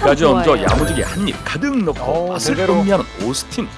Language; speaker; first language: Korean; native; Korean